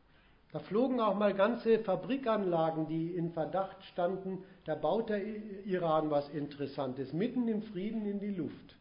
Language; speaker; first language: German; native; German